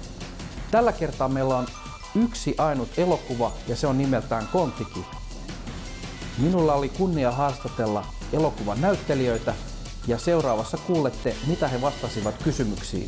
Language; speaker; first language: Finnish; native; Finnish